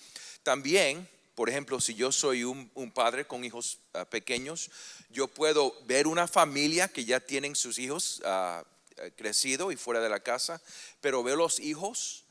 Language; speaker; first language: Spanish; early bilingual, heritage; Spanish